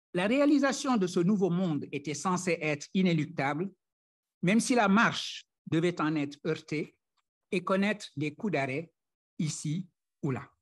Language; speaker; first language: French; non-native, local second language; Wolof